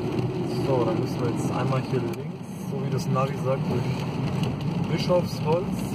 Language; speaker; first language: German; native; German